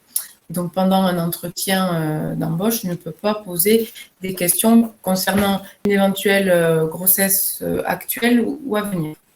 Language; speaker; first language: French; native; French